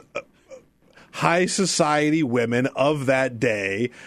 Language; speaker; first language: English; native; English